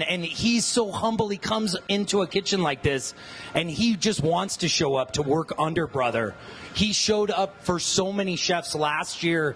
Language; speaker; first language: English; native; English